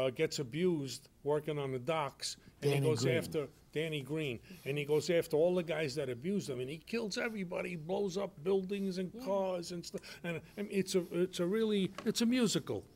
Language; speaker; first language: English; native; English